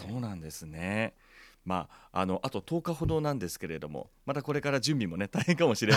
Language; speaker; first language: Japanese; native; Japanese